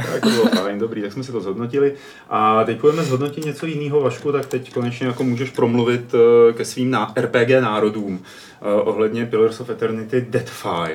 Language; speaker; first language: Czech; native; Czech